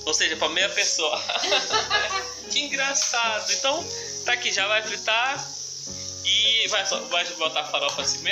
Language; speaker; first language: Portuguese; native; Portuguese